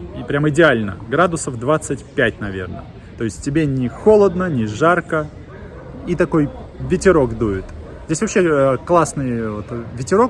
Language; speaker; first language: Russian; native; Russian